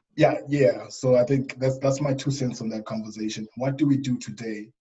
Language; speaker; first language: English; non-native, local second language; Shona